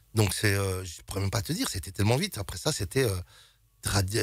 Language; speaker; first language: French; native; French